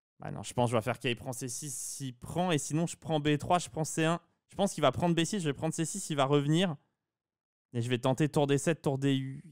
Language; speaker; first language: French; native; French